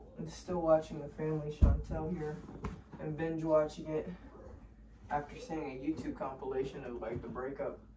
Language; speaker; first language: English; native; English